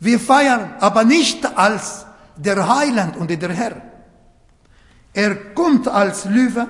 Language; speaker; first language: German; non-native, learner; Arabic